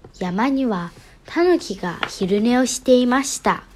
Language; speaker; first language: Japanese; non-native, learner; Chinese